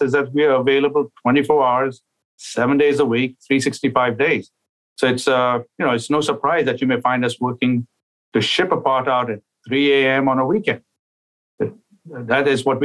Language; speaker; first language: English; non-native, local second language; Urdu